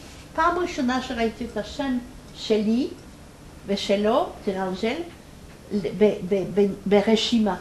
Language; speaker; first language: Hebrew; non-native, fluent; Polish